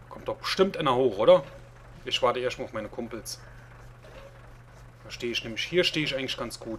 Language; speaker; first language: German; native; German